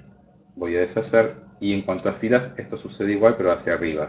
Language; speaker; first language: Spanish; native; Spanish